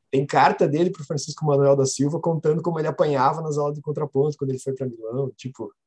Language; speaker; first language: Portuguese; native; Portuguese